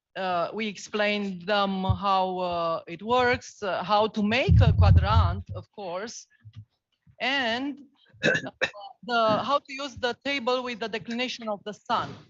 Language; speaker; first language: English; non-native, fluent; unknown